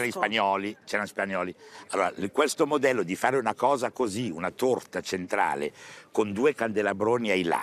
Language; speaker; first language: Italian; native; Italian